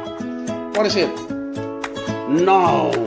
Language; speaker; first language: English; non-native, learner; Indonesian